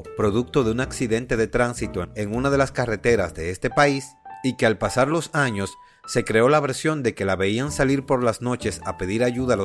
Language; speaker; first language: Spanish; native; Spanish